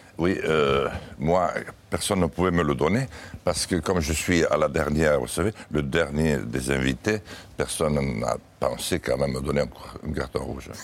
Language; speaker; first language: French; native; French